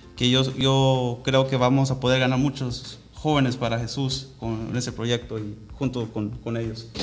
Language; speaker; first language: Spanish; early bilingual, heritage; Spanish